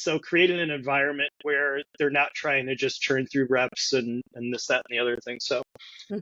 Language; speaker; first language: English; native; English